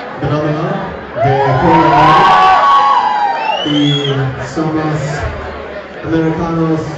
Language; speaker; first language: Spanish; non-native, learner; English